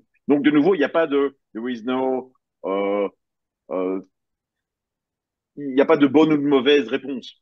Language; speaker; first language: French; native; French